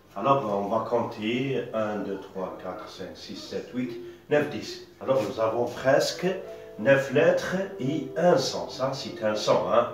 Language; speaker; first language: French; non-native, local second language; Arabic